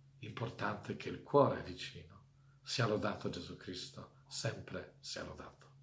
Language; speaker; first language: Italian; non-native, fluent; Polish